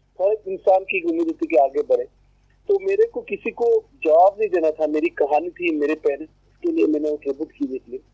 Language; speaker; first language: Hindi; non-native, local second language; Tamil